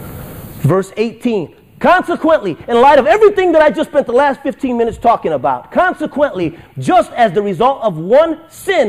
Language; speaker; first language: English; native; English